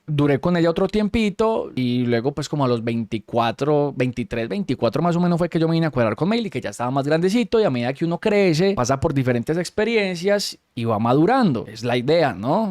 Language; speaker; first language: Spanish; native; Spanish